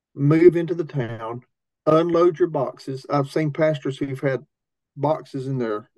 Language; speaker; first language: English; native; English